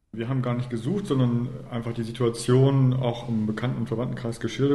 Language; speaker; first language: German; native; German